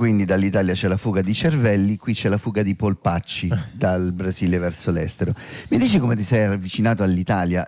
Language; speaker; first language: Italian; native; Italian